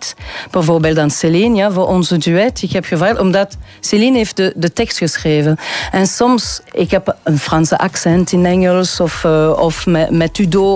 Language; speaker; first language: Dutch; non-native, local second language; French